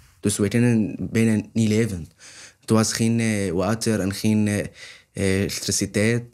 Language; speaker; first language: Dutch; non-native, learner; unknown